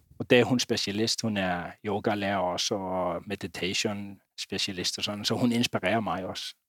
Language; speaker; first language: Danish; non-native, fluent; Icelandic